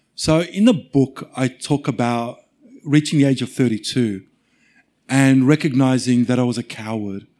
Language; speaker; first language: English; native; English